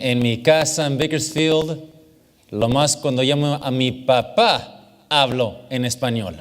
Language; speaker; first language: Spanish; early bilingual, heritage; English